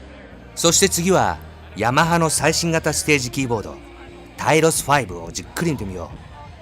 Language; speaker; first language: Japanese; native; Japanese